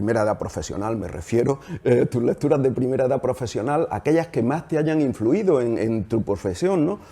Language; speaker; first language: Spanish; native; Spanish